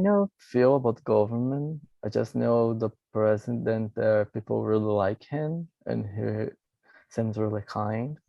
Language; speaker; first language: English; non-native, fluent; Portuguese